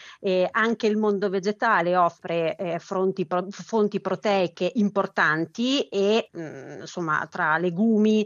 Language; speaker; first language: Italian; native; Italian